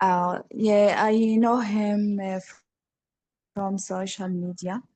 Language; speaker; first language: English; non-native, learner; Arabic